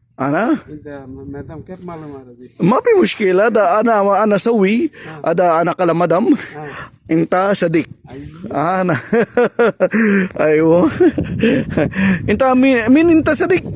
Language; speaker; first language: Arabic; non-native, learner; Filipino